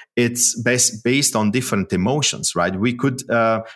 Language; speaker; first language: English; non-native, fluent; Italian